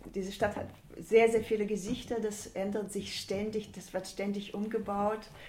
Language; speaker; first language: German; non-native, fluent; Russian